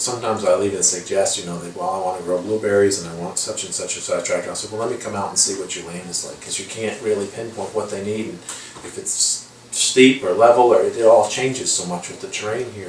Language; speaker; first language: English; native; English